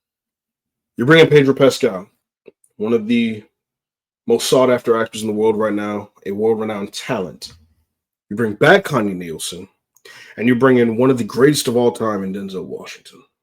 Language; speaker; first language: English; native; English